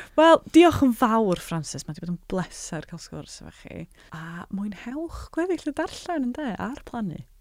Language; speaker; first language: Welsh; native; Welsh